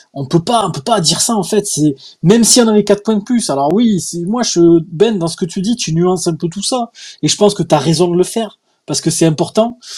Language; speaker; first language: French; native; French